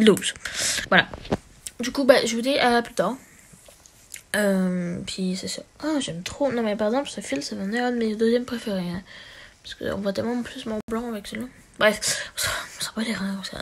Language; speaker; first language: French; native; French